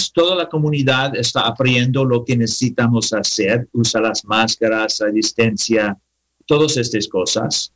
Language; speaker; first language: Spanish; non-native, learner; English